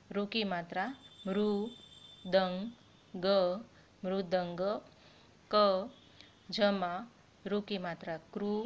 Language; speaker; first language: Hindi; non-native, local second language; Gujarati